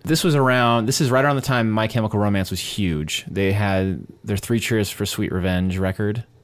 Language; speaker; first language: English; native; English